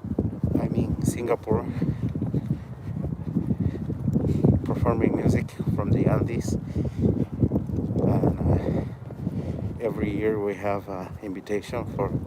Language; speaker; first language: English; non-native, learner; Spanish